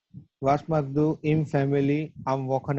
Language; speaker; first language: German; non-native, learner; Gujarati